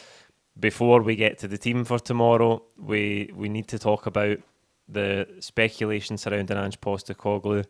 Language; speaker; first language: English; native; English